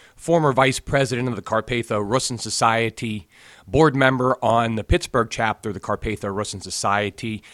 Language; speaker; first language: English; native; English